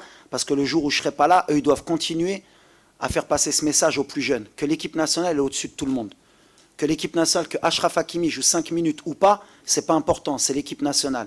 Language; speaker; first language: French; native; French